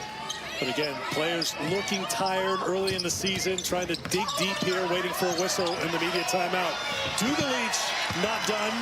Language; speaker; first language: English; native; English